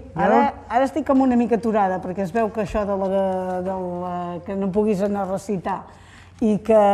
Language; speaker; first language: Catalan; native; Catalan